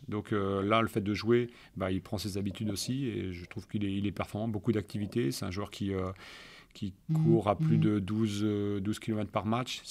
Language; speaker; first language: French; native; French